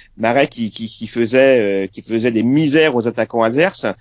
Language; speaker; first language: French; native; French